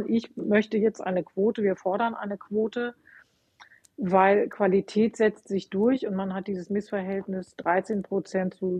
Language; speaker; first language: German; native; German